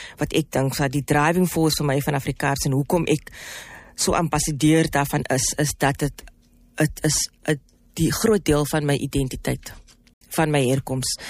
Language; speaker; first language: Afrikaans; non-native, local second language; English